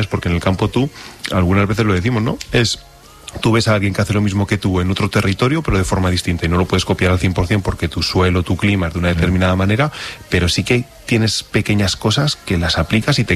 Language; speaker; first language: Spanish; native; Spanish